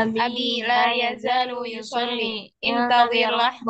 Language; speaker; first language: Arabic; non-native, learner; Indonesian